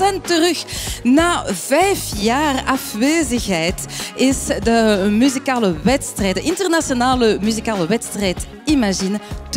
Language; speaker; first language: Dutch; non-native, fluent; French